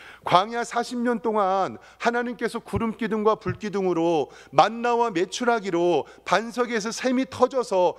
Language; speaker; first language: Korean; native; Korean